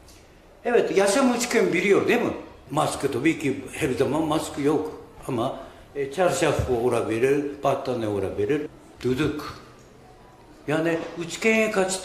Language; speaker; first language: Turkish; non-native, learner; Japanese